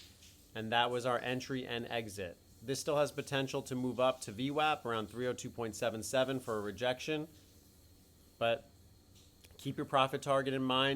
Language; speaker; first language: English; native; English